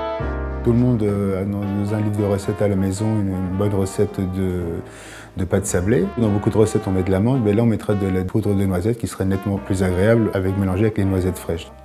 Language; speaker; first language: French; native; French